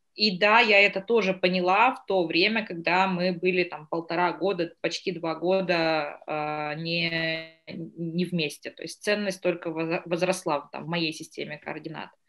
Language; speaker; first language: Russian; native; Russian